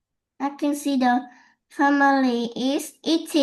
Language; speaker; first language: English; non-native, learner; Vietnamese